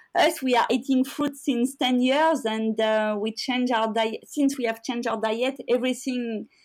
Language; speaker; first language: English; non-native, learner; French